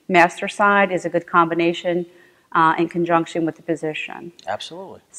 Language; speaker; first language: English; native; English